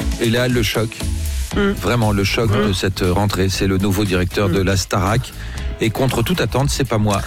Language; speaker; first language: French; native; French